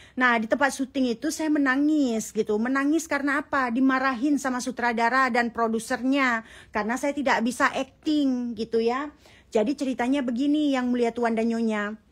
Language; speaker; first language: Indonesian; native; Indonesian